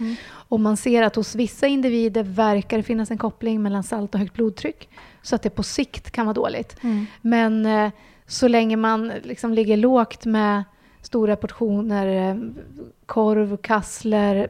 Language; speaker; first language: Swedish; native; Swedish